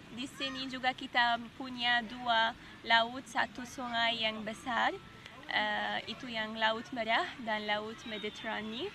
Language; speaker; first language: Indonesian; non-native, fluent; Arabic